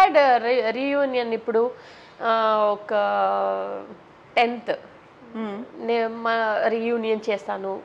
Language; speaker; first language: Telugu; non-native, local second language; Tamil